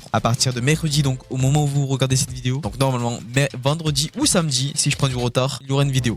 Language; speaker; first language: French; native; French